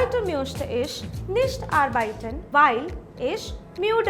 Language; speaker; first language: German; non-native, fluent; Hindi